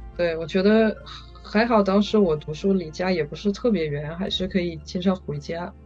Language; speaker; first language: Chinese; non-native, fluent; French